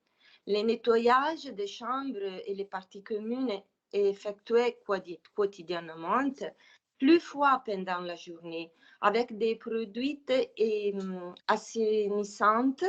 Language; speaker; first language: French; non-native, fluent; Italian